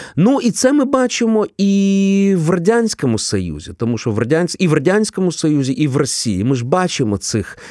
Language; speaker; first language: Ukrainian; non-native, local second language; Russian